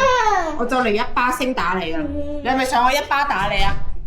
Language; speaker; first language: Chinese; native; Chinese